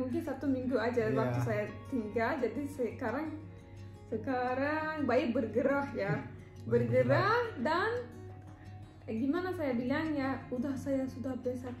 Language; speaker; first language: Indonesian; non-native, learner; Turkish